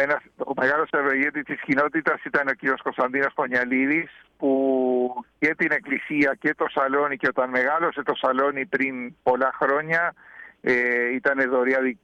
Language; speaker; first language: Greek; early bilingual, heritage; Spanish